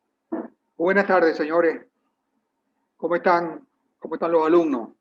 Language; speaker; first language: Spanish; native; Spanish